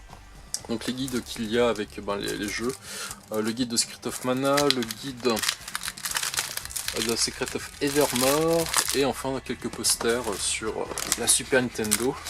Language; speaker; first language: French; native; French